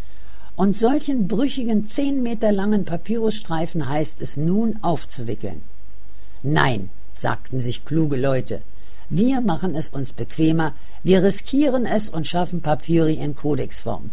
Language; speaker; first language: German; native; German